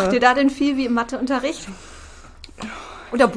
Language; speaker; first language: German; native; German